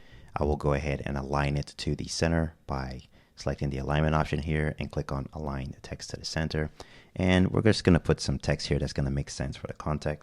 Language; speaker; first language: English; native; English